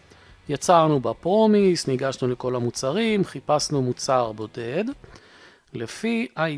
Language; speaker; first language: Hebrew; native; Hebrew